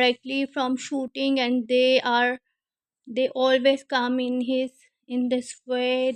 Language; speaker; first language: English; non-native, learner; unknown